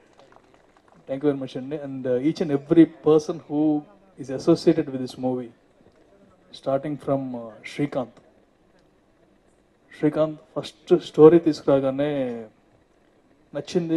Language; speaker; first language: Telugu; native; Telugu